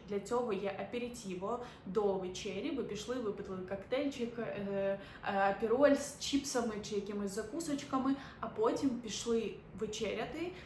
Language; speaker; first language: Ukrainian; native; Ukrainian